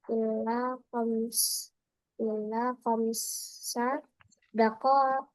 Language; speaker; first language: Arabic; non-native, learner; Indonesian